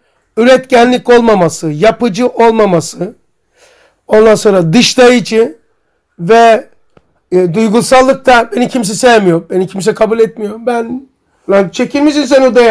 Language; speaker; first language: Turkish; native; Turkish